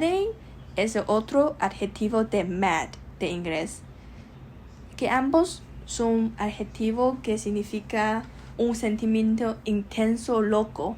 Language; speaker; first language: Spanish; non-native, learner; Chinese